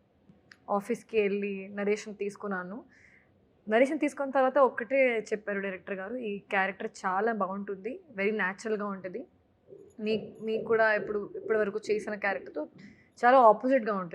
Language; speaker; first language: Telugu; non-native, fluent; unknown